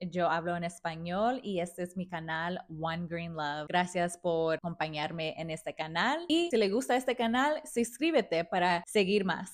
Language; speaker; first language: Spanish; early bilingual, heritage; Spanish